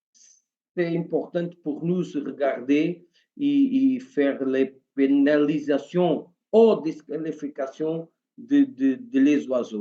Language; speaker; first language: French; non-native, learner; Portuguese